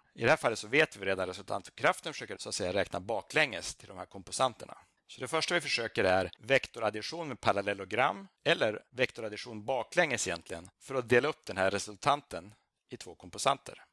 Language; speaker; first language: Swedish; native; Swedish